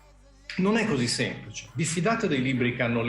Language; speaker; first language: Italian; native; Italian